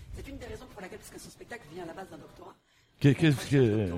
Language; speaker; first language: French; native; French